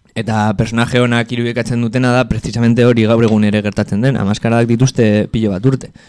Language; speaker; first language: Basque; non-native, local second language; Spanish